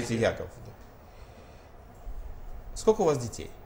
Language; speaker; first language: Russian; native; Russian